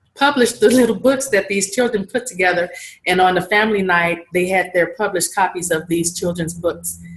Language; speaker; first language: English; native; English